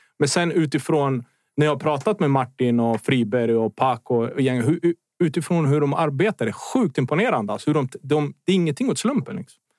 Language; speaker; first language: Swedish; early bilingual, other home language; Bosnian